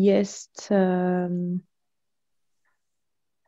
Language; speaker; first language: Russian; non-native, learner; French